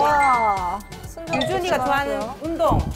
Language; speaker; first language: Korean; native; Korean